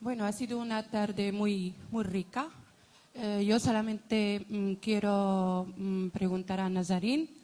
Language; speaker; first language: Spanish; non-native, fluent; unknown